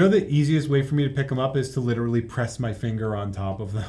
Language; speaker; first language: English; native; English